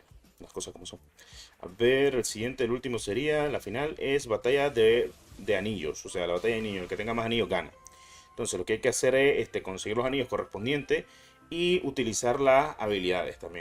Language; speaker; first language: Spanish; native; Spanish